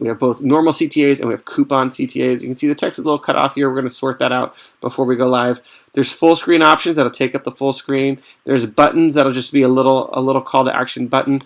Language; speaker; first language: English; native; English